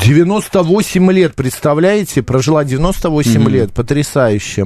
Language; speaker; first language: Russian; native; Russian